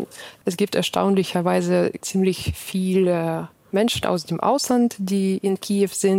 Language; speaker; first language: German; non-native, fluent; Ukrainian